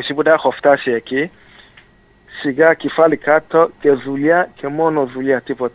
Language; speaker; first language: Greek; non-native, fluent; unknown